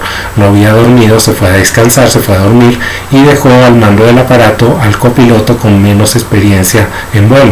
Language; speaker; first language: Spanish; native; Spanish